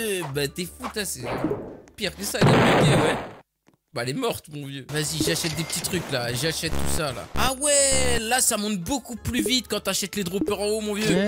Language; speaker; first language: French; native; French